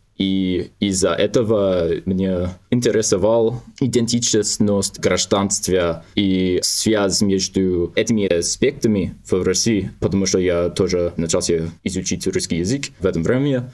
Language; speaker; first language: Russian; non-native, learner; English